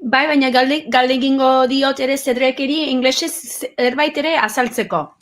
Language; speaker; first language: Basque; early bilingual, heritage; English